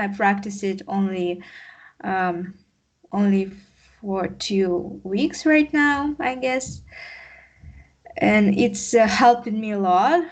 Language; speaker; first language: English; non-native, learner; Russian